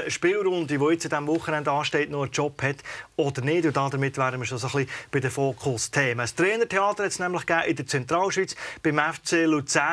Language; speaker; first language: German; native; German